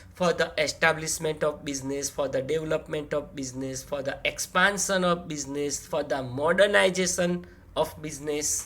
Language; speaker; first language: English; non-native, local second language; Gujarati